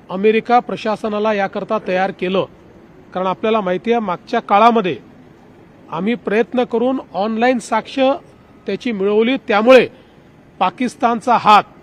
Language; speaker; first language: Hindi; non-native, local second language; Marathi